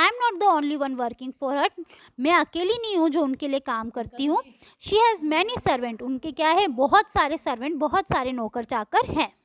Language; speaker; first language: Hindi; native; Hindi